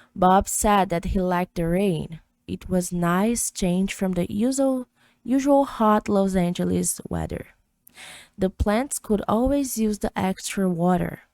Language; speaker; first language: English; non-native, fluent; Portuguese